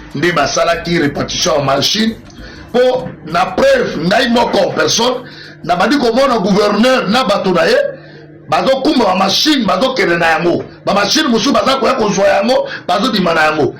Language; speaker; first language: Lingala; native; Lingala